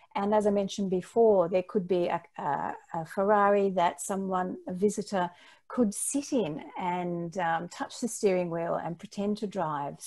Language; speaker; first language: English; native; English